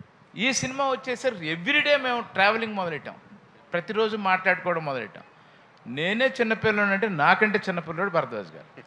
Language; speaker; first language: Telugu; native; Telugu